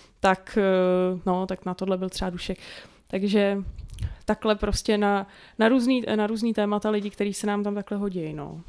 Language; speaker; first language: Czech; native; Czech